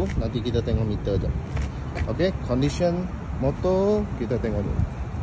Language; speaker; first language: Malay; non-native, local second language; Chinese